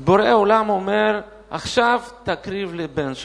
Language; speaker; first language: Hebrew; non-native, fluent; Russian